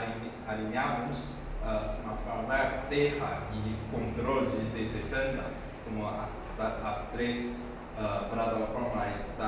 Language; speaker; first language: Portuguese; non-native, fluent; Chinese